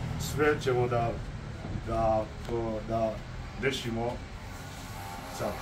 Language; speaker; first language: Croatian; non-native, learner; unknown